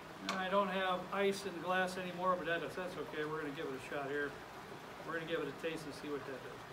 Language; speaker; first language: English; native; English